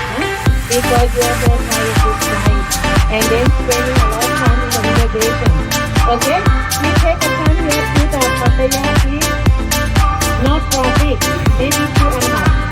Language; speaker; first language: English; non-native, learner; Thai